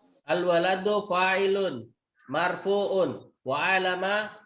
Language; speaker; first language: Arabic; non-native, learner; Indonesian